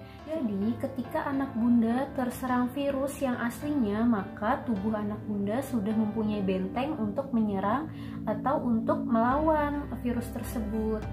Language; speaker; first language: Indonesian; native; Indonesian